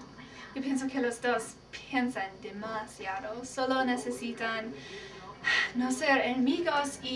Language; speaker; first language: Spanish; non-native, learner; English